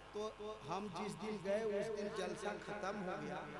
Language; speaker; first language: Hindi; native; Hindi